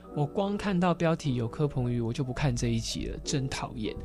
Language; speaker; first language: Chinese; native; Chinese